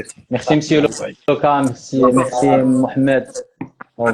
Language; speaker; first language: French; non-native, learner; Arabic